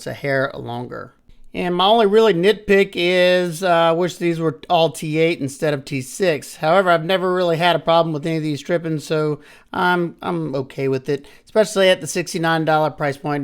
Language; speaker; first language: English; native; English